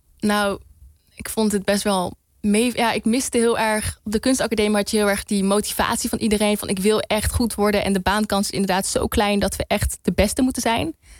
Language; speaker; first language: Dutch; native; Dutch